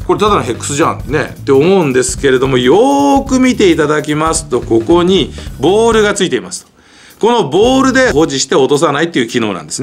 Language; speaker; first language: Japanese; native; Japanese